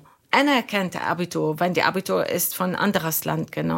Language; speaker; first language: German; non-native, learner; Arabic